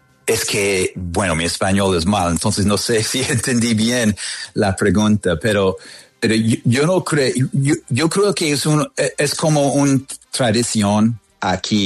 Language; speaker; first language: Spanish; non-native, fluent; English